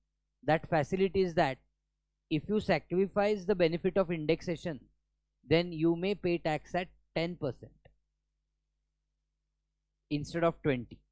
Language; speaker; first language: English; non-native, local second language; Hindi